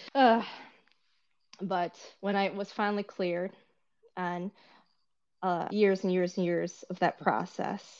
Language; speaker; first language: English; early bilingual, other home language; Korean